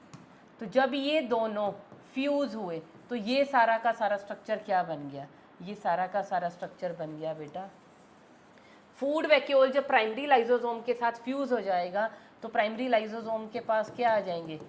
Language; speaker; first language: Hindi; native; Hindi